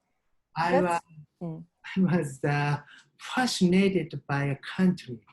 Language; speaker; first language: English; non-native, learner; Japanese